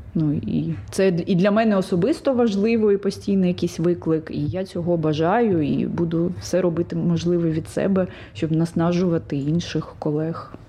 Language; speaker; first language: Ukrainian; native; Ukrainian